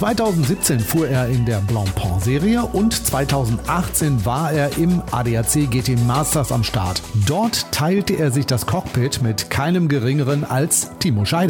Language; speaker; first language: German; native; German